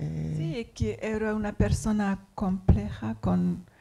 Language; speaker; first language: Spanish; non-native, learner; English